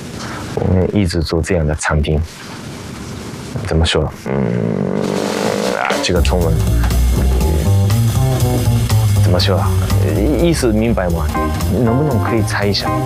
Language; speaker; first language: Chinese; non-native, learner; Japanese